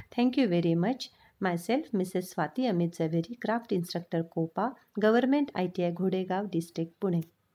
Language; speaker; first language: Hindi; non-native, local second language; Marathi